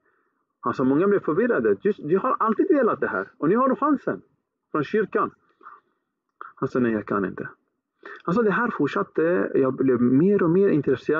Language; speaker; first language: Swedish; early bilingual, other home language; Arabic